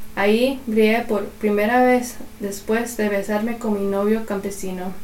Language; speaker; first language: Spanish; early bilingual, other home language; English